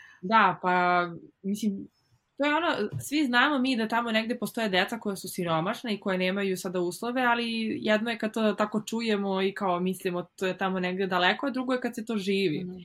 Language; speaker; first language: Serbian; native; Serbian